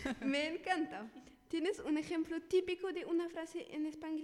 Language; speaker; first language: Spanish; non-native, learner; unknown